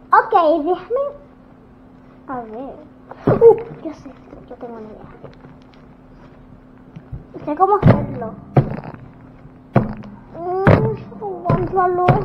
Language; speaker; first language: Spanish; early bilingual, heritage; English